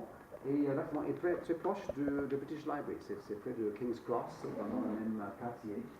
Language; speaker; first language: French; non-native, fluent; English